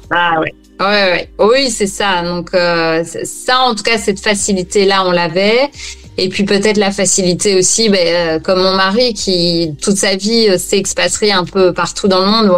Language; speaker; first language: French; native; French